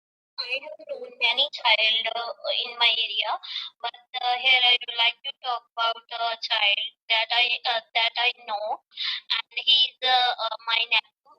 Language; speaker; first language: English; non-native, learner; Punjabi